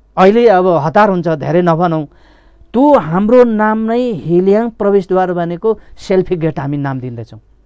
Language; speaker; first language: Nepali; non-native, local second language; Limbu